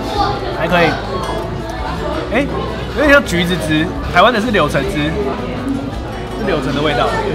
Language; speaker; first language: Chinese; native; Chinese